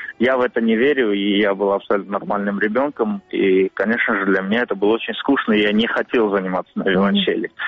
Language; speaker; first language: Russian; non-native, local second language; Armenian